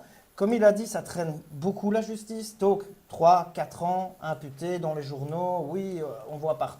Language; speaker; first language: French; native; French